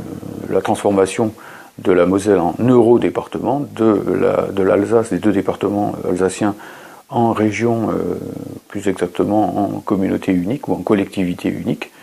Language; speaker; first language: French; native; French